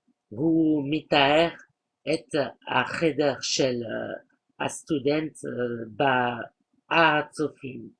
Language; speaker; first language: Hebrew; non-native, learner; French